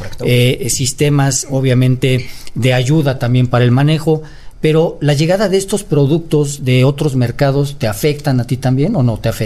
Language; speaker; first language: Spanish; native; Spanish